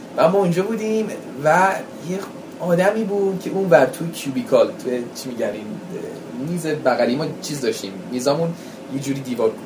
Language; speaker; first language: Persian; early bilingual, heritage; Persian